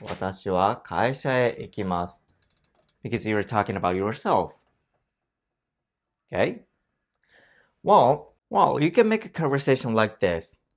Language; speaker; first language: English; non-native, fluent; Japanese